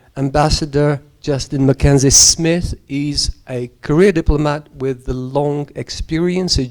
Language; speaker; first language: English; non-native, fluent; Georgian